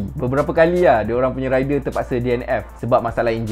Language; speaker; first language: Malay; native; Malay